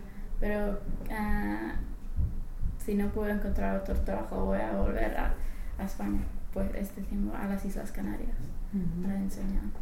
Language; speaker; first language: Spanish; non-native, fluent; English